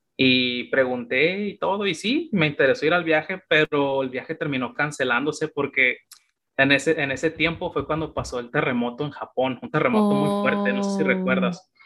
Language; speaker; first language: Spanish; native; Spanish